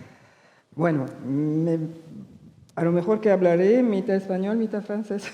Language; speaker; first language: Spanish; early bilingual, heritage; Spanish